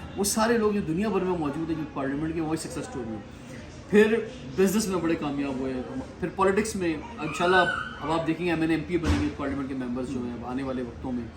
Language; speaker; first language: Urdu; native; Urdu